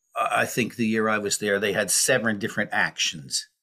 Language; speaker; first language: English; native; English